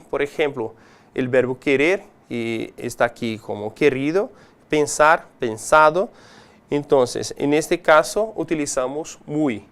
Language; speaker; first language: Spanish; non-native, fluent; Portuguese